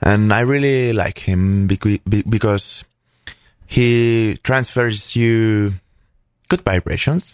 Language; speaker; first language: English; non-native, fluent; Catalan